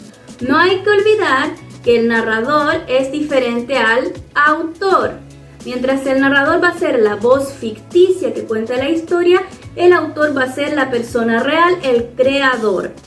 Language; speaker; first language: Spanish; native; Spanish